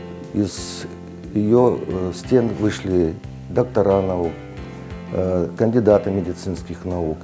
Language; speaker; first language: Russian; native; Russian